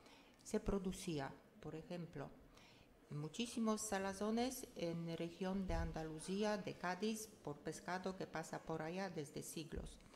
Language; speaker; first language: Spanish; non-native, fluent; Polish